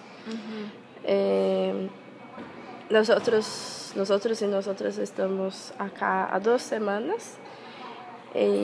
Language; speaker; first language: Spanish; non-native, fluent; Portuguese